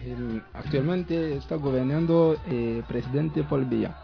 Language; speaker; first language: Spanish; non-native, learner; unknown